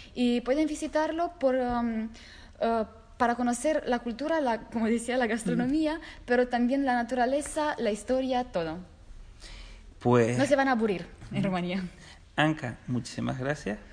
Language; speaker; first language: Spanish; non-native, fluent; Romanian